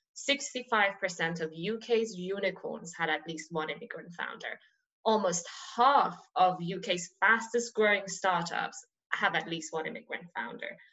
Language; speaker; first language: English; non-native, fluent; Persian